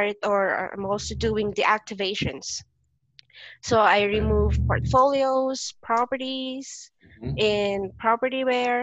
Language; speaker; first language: English; non-native, local second language; Filipino